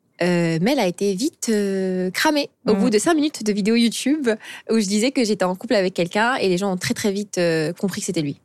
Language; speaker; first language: French; early bilingual, other home language; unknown